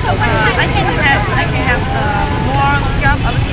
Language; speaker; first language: English; non-native, learner; Vietnamese